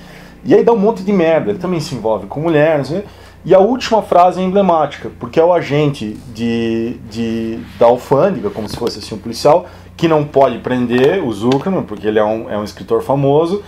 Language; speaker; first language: Portuguese; native; Portuguese